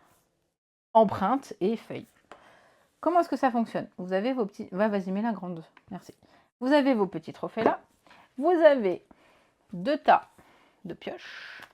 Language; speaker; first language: French; native; French